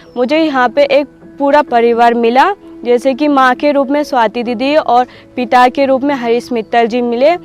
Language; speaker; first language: Hindi; early bilingual, other home language; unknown